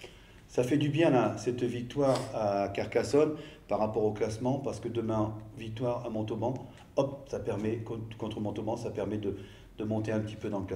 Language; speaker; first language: French; native; French